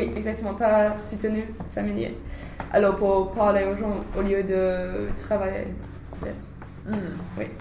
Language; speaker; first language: French; non-native, fluent; English